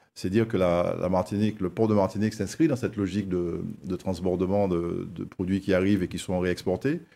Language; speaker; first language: French; native; French